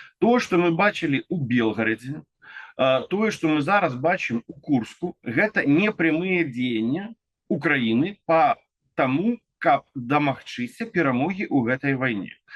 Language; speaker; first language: Belarusian; non-native, local second language; Russian